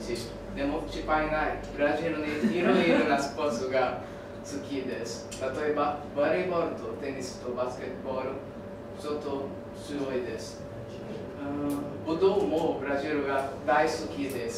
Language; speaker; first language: Japanese; non-native, learner; Portuguese